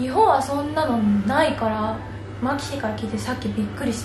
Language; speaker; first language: Japanese; native; Japanese